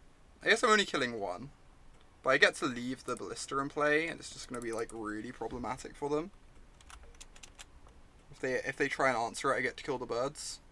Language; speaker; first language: English; native; English